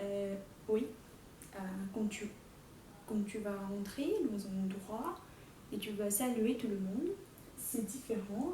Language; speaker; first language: French; non-native, fluent; Portuguese